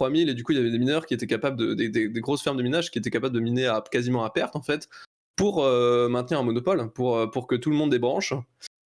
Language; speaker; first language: French; native; French